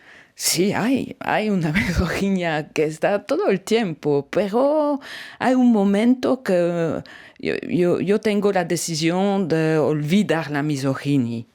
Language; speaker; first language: Spanish; non-native, fluent; French